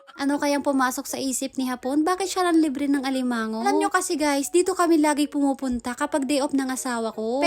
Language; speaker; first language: Filipino; native; Filipino